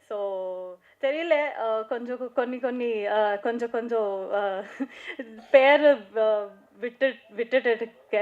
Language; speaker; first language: Tamil; non-native, learner; Kannada